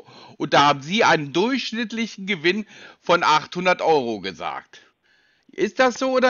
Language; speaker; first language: German; native; German